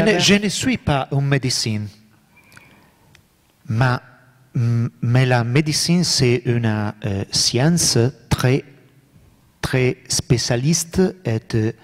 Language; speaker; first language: French; non-native, learner; Italian